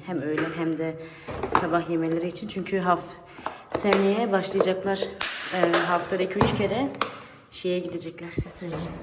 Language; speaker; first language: Turkish; early bilingual, heritage; Turkish